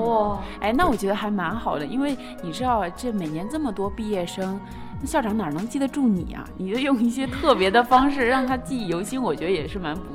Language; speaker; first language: Chinese; native; Chinese